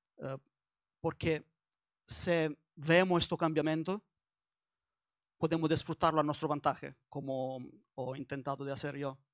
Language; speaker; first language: Spanish; non-native, learner; Italian